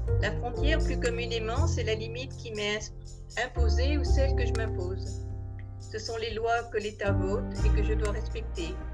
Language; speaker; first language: French; native; French